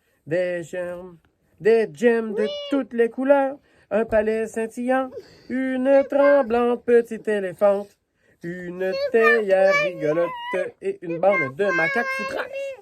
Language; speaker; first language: French; native; French